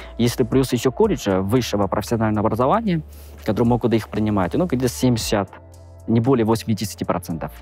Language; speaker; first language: Russian; non-native, fluent; Chinese